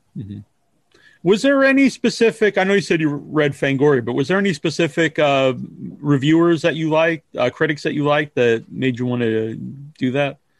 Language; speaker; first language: English; native; English